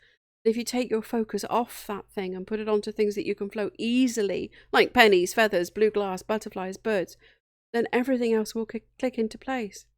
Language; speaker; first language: English; native; English